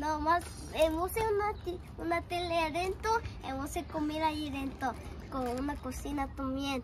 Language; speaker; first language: Spanish; early bilingual, heritage; Spanish